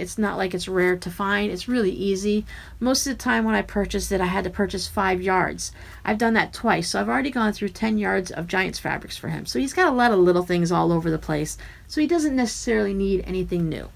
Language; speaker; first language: English; native; English